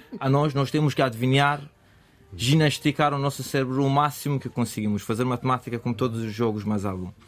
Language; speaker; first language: Portuguese; non-native, fluent; Persian